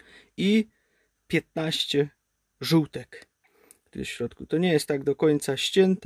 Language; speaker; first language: Polish; native; Polish